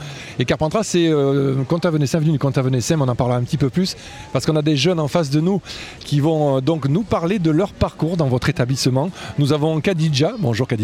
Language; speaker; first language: French; native; French